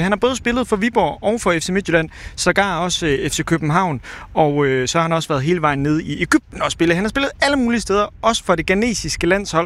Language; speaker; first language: Danish; native; Danish